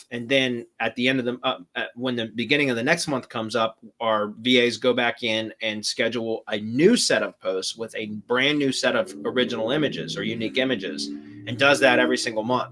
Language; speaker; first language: English; native; English